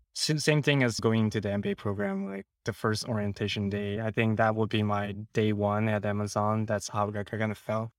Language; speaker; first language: English; non-native, local second language; Cantonese